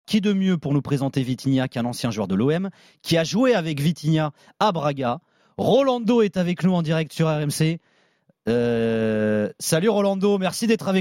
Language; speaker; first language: French; native; French